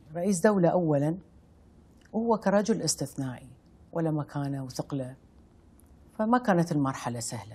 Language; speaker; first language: Arabic; native; Arabic